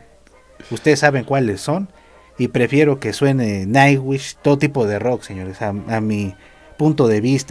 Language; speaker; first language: Spanish; native; Spanish